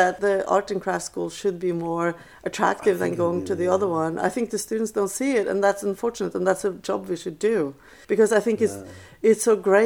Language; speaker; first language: English; non-native, fluent; Norwegian